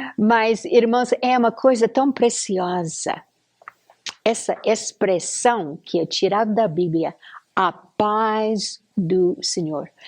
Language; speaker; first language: Portuguese; non-native, fluent; English